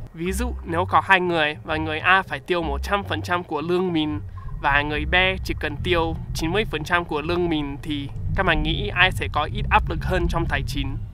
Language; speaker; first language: Vietnamese; non-native, fluent; English